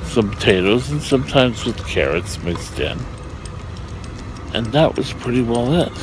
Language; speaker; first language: English; native; English